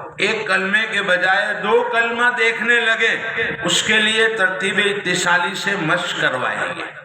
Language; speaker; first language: Urdu; non-native, local second language; Gujarati